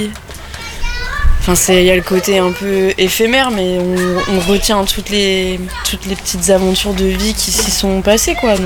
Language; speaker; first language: French; native; French